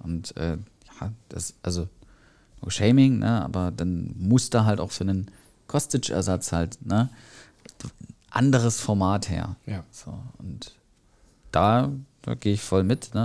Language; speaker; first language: German; native; German